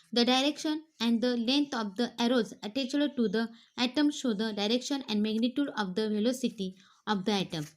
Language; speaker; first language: English; non-native, local second language; Marathi